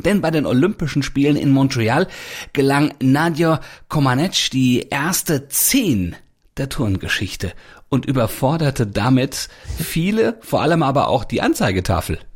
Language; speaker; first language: German; native; German